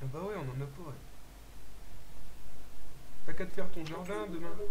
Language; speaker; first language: French; native; French